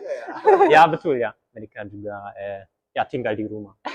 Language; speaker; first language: Indonesian; early bilingual, heritage; German